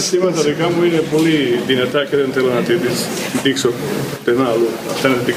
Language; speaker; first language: Greek; non-native, fluent; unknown